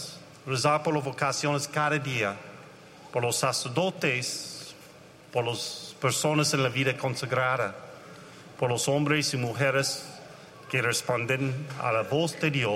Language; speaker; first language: Spanish; non-native, learner; English